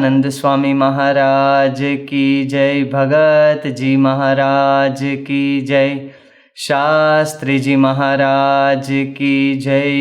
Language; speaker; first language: Hindi; native; Hindi